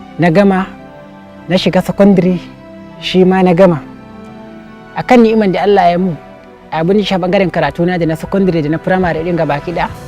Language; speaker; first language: Hausa; non-native, local second language; Fula